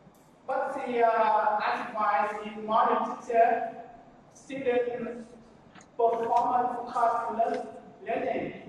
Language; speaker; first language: English; non-native, learner; Vietnamese